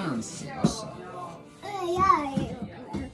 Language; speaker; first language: Finnish; native; Finnish